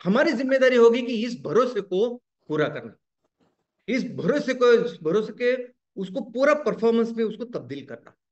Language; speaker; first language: Hindi; non-native, local second language; Marathi